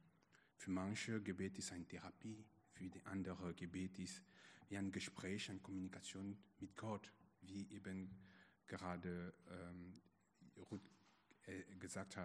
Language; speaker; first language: German; non-native, fluent; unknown